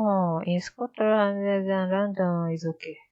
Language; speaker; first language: English; non-native, learner; Japanese